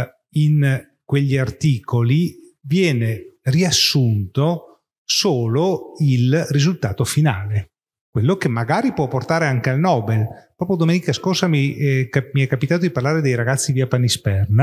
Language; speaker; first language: Italian; native; Italian